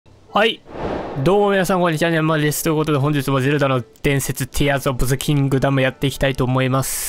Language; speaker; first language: Japanese; native; Japanese